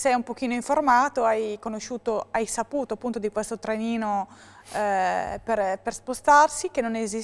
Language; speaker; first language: Italian; native; Italian